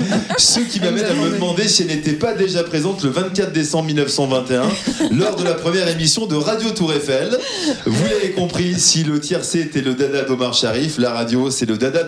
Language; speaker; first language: French; native; French